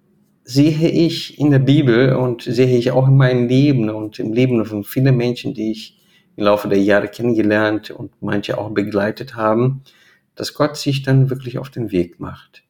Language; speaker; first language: German; non-native, fluent; Portuguese